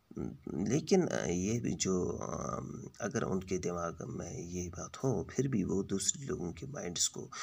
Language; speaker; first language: Hindi; native; Hindi